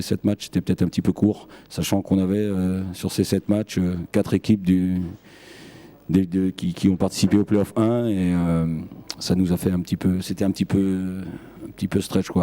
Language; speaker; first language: French; native; French